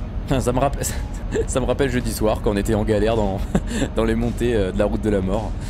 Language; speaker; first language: French; native; French